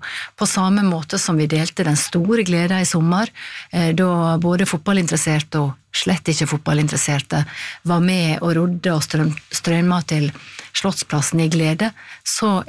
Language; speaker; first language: Norwegian; native; Norwegian